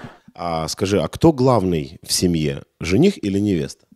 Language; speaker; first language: Russian; native; Russian